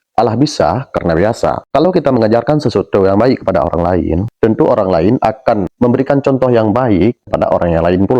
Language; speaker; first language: Indonesian; native; Indonesian